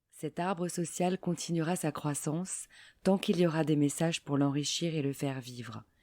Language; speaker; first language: French; native; French